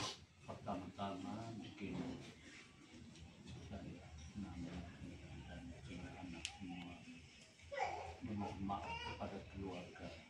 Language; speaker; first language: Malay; non-native, local second language; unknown